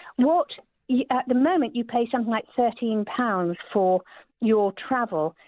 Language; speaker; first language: English; native; English